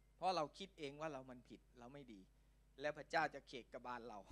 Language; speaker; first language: Thai; non-native, local second language; Lao